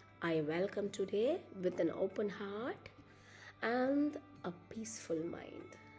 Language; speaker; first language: English; non-native, local second language; Malayalam